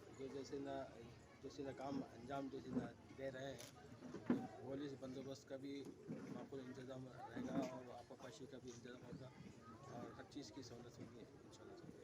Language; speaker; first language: Urdu; native; Urdu